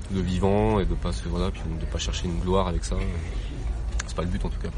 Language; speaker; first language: French; native; French